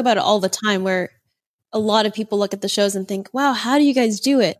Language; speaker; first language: English; native; English